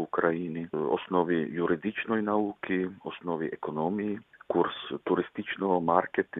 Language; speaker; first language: Ukrainian; non-native, fluent; Czech